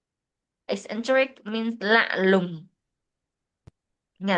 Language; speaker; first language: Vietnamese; native; Vietnamese